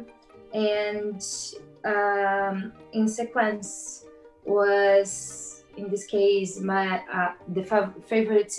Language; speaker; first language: English; non-native, learner; Portuguese